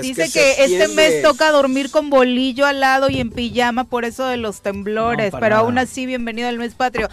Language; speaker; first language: Spanish; native; Spanish